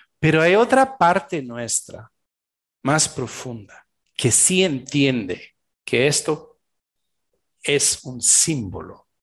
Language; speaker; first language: Spanish; non-native, fluent; French